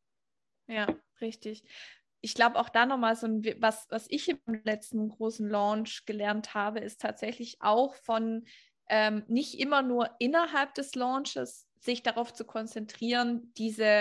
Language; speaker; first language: German; native; German